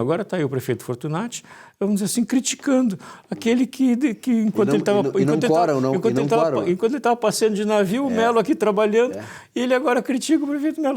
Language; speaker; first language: Portuguese; native; Portuguese